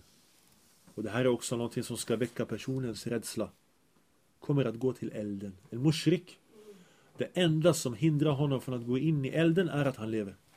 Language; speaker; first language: Swedish; early bilingual, other home language; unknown